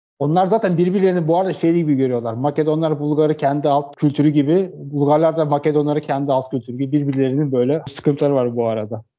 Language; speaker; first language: Turkish; native; Turkish